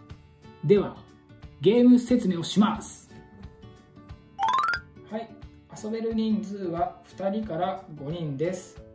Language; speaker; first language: Japanese; native; Japanese